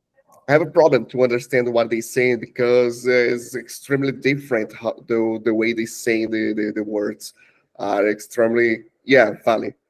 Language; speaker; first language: English; non-native, learner; Portuguese